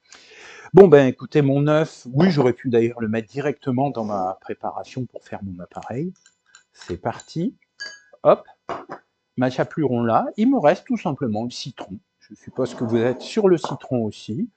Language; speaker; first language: French; native; French